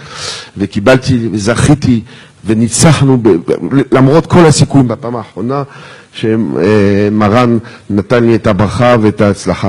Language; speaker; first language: Hebrew; non-native, fluent; French